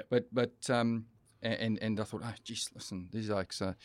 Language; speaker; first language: English; native; English